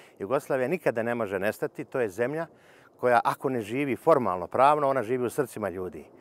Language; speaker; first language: Bosnian; native; Bosnian